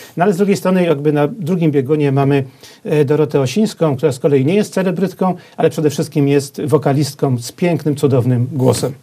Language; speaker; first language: Polish; native; Polish